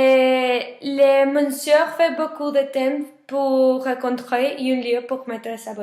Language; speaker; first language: French; non-native, learner; Spanish